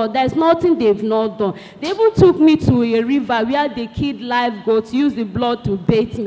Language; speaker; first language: English; non-native, local second language; Igbo